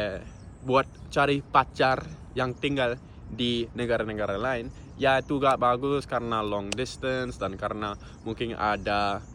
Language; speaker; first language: Indonesian; non-native, fluent; English